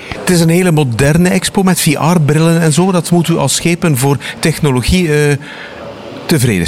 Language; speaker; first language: Dutch; native; Dutch